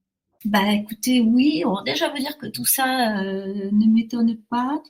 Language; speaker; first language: French; native; French